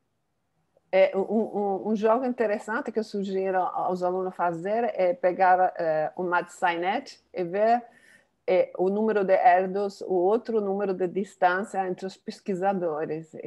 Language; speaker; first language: Portuguese; non-native, fluent; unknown